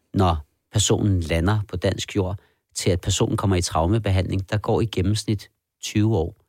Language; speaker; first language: Danish; early bilingual, other home language; Persian